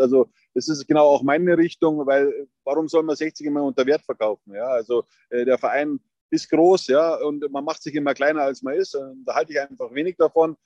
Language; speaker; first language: German; native; German